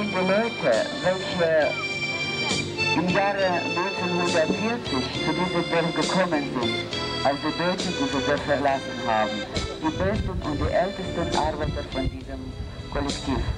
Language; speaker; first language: German; non-native, learner; Russian